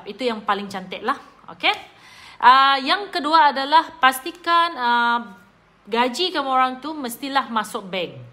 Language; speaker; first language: Malay; native; Malay